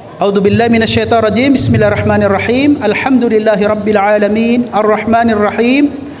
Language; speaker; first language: Filipino; non-native, local second language; Maguindanaon